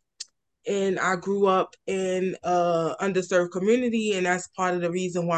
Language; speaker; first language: English; native; English